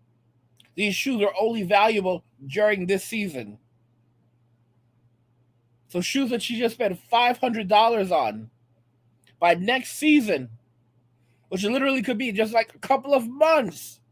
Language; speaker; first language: English; native; English